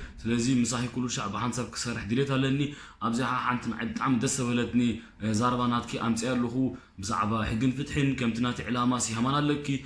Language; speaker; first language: Tigrinya; early bilingual, heritage; Tigrinya